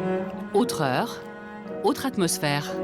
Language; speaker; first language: French; native; French